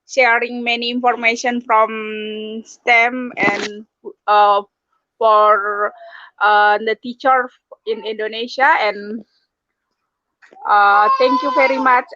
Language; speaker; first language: English; non-native, learner; Indonesian